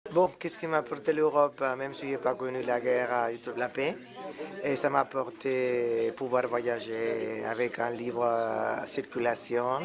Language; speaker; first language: French; non-native, fluent; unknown